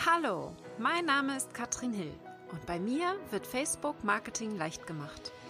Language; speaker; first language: German; native; German